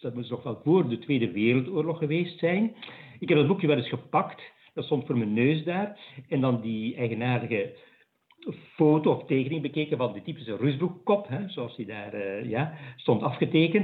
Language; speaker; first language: Dutch; native; Dutch